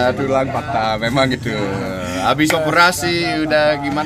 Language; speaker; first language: Indonesian; non-native, fluent; English